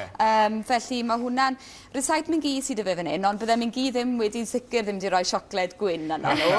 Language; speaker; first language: Welsh; native; Welsh